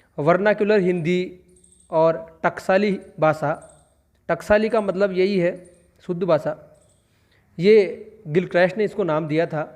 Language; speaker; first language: Hindi; native; Hindi